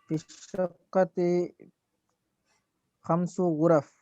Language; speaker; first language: Arabic; non-native, learner; Urdu